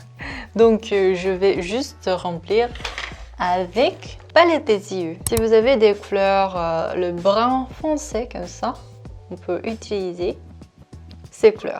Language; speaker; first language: French; non-native, fluent; Korean